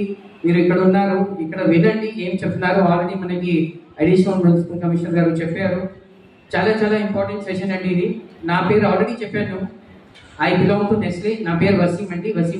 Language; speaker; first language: Telugu; non-native, local second language; Urdu